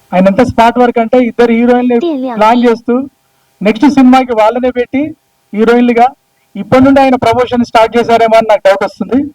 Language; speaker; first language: Telugu; native; Telugu